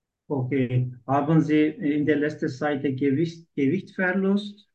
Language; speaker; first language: German; non-native, learner; Turkish